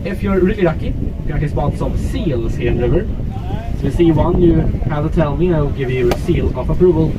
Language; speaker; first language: English; non-native, fluent; Swedish